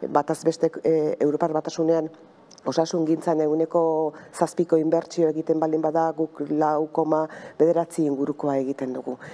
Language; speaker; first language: Basque; native; Basque